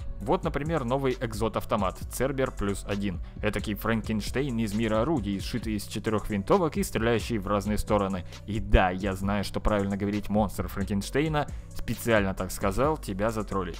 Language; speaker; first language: Russian; native; Russian